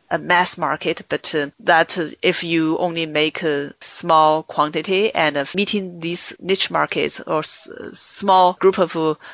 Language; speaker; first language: English; non-native, fluent; Chinese